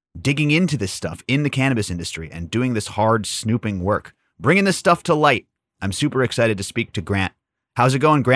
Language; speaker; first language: English; native; English